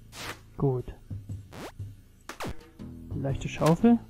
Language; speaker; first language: German; native; German